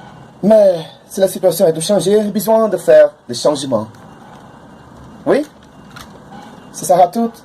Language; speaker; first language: French; non-native, learner; Portuguese